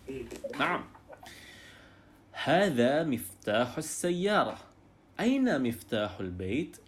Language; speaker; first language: Arabic; non-native, fluent; Indonesian